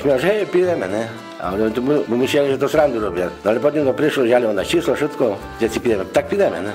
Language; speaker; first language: Slovak; non-native, local second language; Rusyn